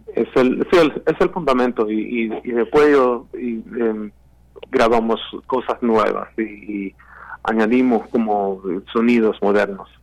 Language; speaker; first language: Spanish; non-native, fluent; Swedish